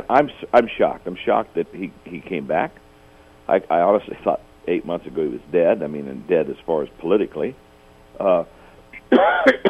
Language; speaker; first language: English; native; English